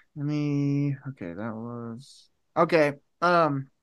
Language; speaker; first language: English; native; English